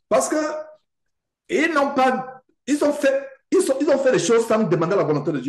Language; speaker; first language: French; native; French